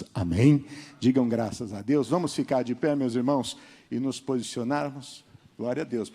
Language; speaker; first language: Portuguese; native; Portuguese